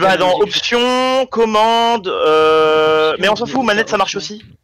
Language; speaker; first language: French; native; French